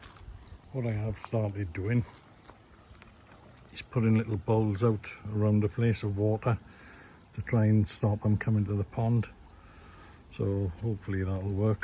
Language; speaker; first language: English; native; English